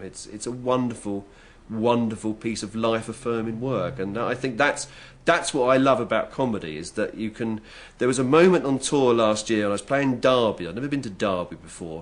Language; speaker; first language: English; native; English